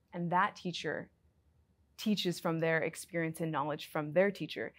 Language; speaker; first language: English; native; English